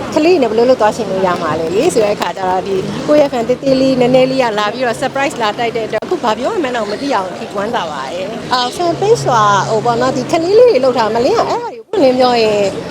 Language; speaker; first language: Burmese; native; Burmese